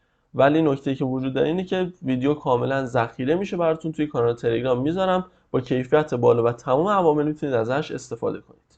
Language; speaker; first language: Persian; native; Persian